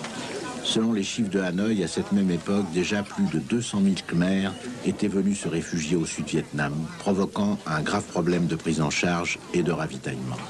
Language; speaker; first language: French; native; French